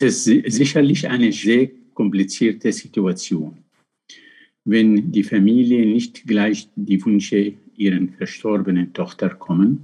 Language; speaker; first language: German; non-native, fluent; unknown